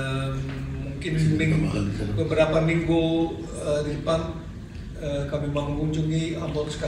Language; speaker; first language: Indonesian; non-native, fluent; Dutch